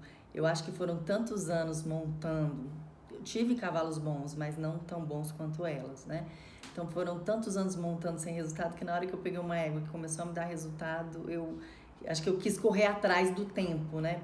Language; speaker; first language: Portuguese; native; Portuguese